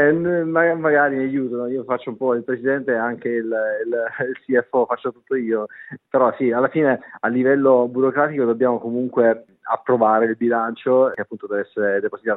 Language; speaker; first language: Italian; native; Italian